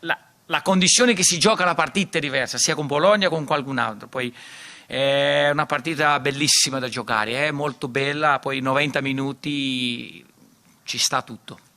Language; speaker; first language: Italian; non-native, fluent; Portuguese